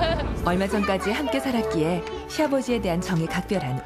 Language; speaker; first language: Korean; native; Korean